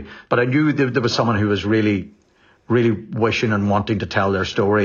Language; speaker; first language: English; native; English